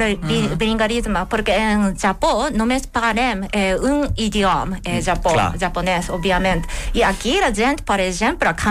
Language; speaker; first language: Catalan; non-native, learner; Japanese